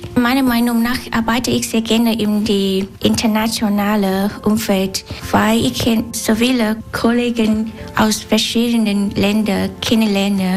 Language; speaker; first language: German; non-native, learner; Vietnamese